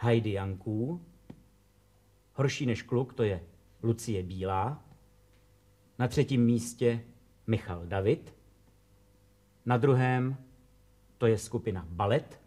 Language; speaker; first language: Czech; native; Czech